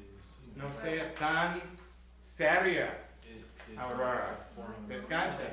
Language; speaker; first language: Spanish; non-native, learner; English